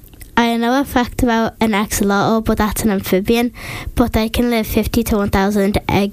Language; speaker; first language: English; native; English